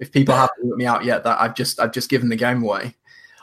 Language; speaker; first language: English; native; English